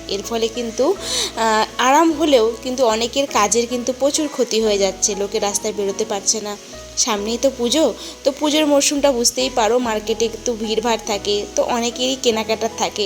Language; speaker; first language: Bangla; native; Bangla